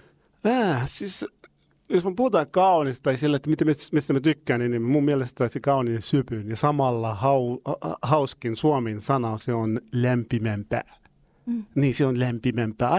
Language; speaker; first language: Finnish; non-native, fluent; Arabic